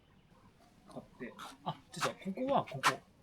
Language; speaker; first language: Japanese; native; Japanese